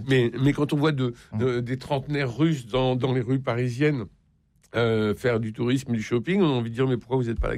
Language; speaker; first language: French; native; French